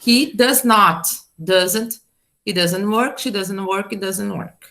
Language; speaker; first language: English; non-native, fluent; Portuguese